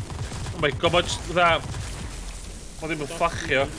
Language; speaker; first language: Welsh; native; Welsh